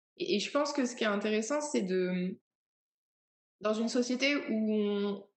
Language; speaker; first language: French; native; French